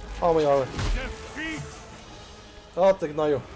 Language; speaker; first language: Polish; native; Polish